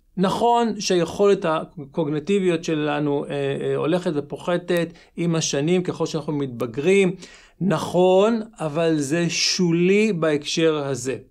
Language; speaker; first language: Hebrew; native; Hebrew